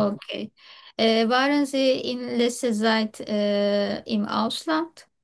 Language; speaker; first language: German; non-native, learner; Turkish